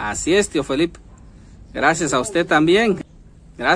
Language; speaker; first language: Spanish; native; Spanish